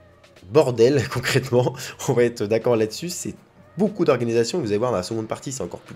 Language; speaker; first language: French; native; French